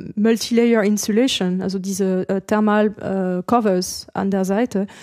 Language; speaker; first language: German; non-native, fluent; French